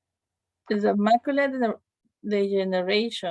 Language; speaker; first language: English; non-native, learner; Spanish